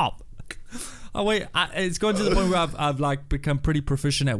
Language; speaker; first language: English; native; English